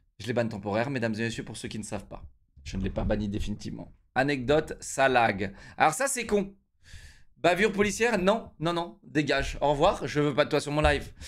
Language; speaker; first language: French; native; French